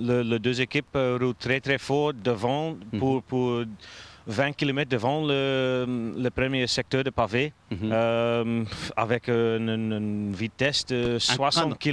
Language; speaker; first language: French; non-native, learner; Norwegian